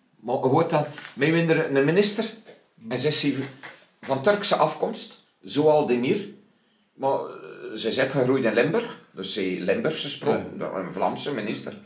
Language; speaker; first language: Dutch; native; Dutch